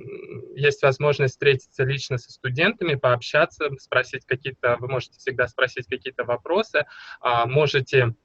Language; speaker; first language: Russian; native; Russian